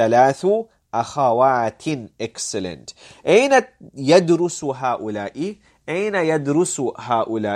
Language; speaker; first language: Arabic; non-native, fluent; English